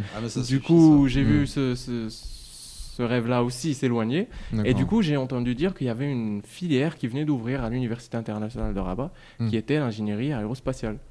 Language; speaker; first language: French; non-native, local second language; Arabic